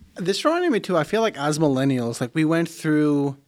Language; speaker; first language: English; early bilingual, other home language; Plautdietsch